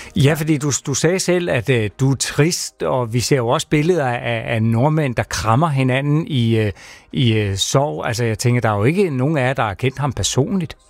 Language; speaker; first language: Danish; native; Danish